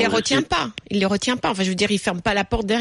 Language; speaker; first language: French; native; French